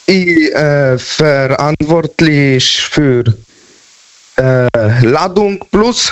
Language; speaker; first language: German; non-native, learner; Polish